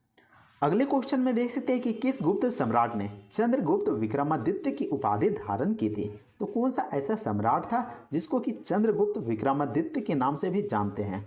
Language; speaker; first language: Hindi; native; Hindi